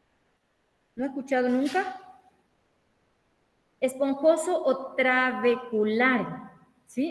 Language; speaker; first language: Spanish; native; Spanish